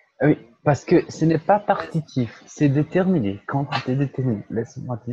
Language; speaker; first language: French; non-native, fluent; Portuguese